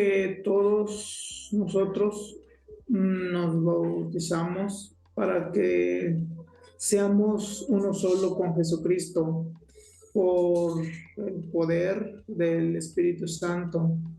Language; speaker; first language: Spanish; non-native, local second language; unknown